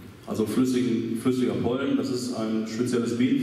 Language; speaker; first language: German; native; German